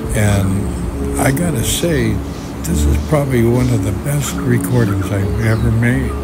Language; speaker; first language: English; native; English